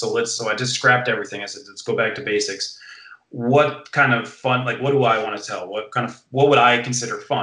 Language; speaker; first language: English; native; English